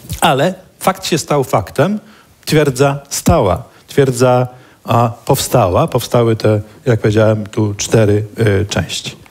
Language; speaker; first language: Polish; native; Polish